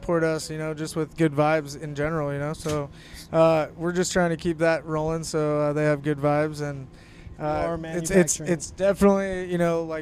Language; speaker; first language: English; native; English